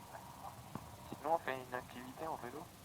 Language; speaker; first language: French; native; French